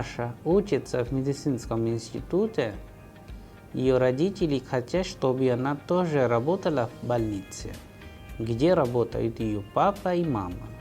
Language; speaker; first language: Russian; non-native, fluent; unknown